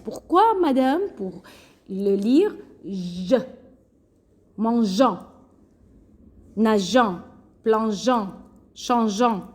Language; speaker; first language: French; non-native, fluent; Arabic